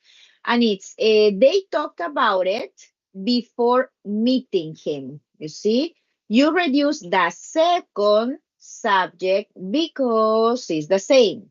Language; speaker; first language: English; non-native, learner; Spanish